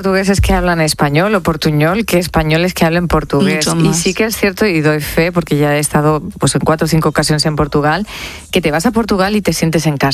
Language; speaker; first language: Spanish; native; Spanish